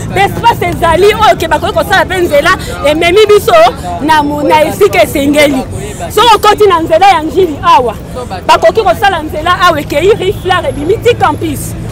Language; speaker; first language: Lingala; native; Lingala